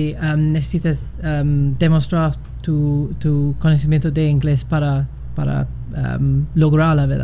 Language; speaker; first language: Spanish; non-native, fluent; English